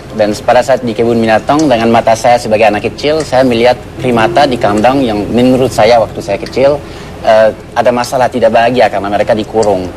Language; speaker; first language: Indonesian; non-native, fluent; French